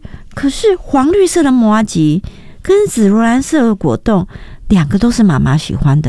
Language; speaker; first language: Chinese; native; Chinese